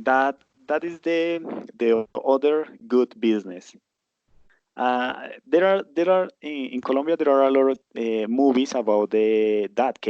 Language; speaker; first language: English; non-native, learner; Spanish